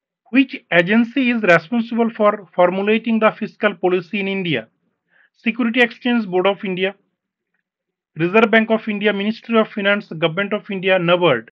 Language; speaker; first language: English; non-native, local second language; Bangla